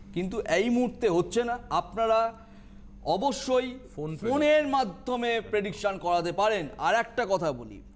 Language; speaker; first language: Bangla; native; Bangla